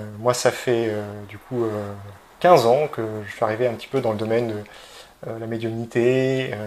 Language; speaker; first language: French; native; French